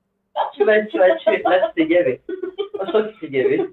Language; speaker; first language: French; native; French